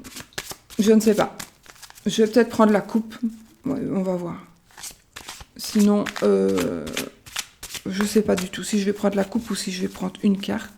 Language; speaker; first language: French; native; French